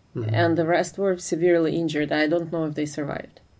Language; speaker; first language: English; non-native, fluent; Ukrainian